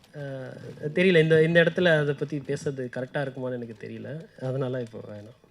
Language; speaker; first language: Tamil; native; Tamil